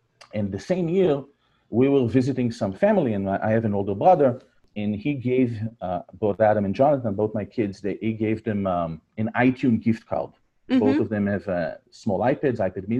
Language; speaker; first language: English; non-native, fluent; Hebrew